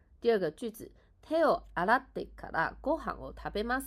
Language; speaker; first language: Japanese; non-native, fluent; Chinese